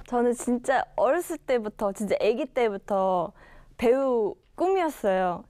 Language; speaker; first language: Korean; early bilingual, other home language; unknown